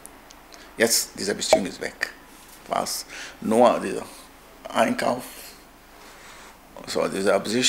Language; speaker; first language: German; non-native, learner; Arabic